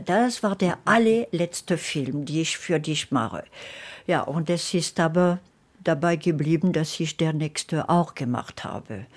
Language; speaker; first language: German; non-native, fluent; French